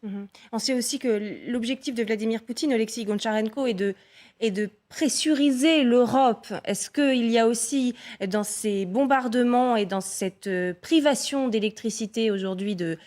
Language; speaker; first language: French; native; French